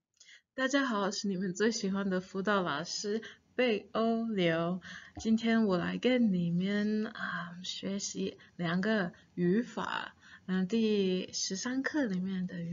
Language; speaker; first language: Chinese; non-native, fluent; English